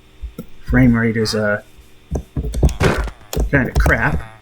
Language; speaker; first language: English; native; English